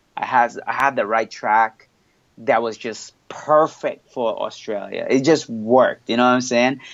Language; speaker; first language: English; non-native, fluent; French